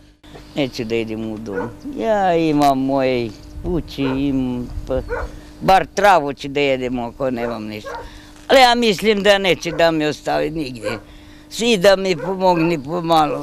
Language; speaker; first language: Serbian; non-native, local second language; Romanian